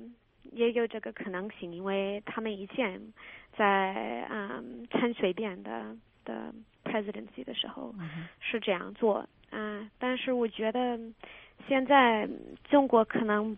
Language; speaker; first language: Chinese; non-native, fluent; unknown